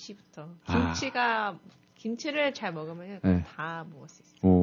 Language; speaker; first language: Korean; non-native, learner; English